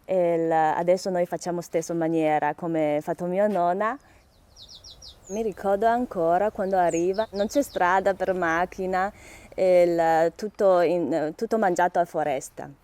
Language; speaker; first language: Italian; non-native, learner; Chinese